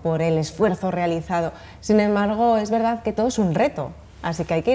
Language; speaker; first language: Spanish; native; Spanish